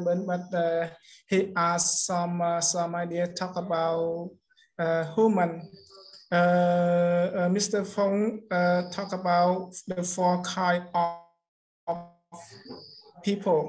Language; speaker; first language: English; non-native, learner; Khmer